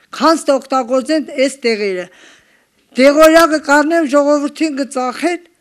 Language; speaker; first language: Armenian; native; Armenian